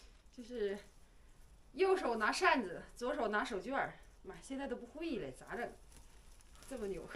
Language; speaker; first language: Chinese; native; Chinese